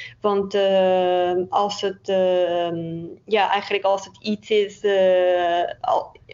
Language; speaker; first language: Dutch; non-native, fluent; Romanian